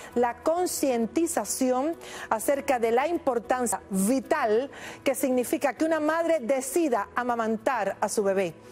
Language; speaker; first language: Spanish; native; Spanish